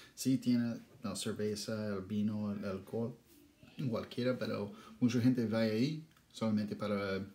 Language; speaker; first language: Spanish; non-native, learner; English